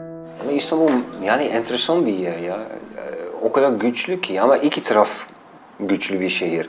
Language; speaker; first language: Turkish; non-native, fluent; Dutch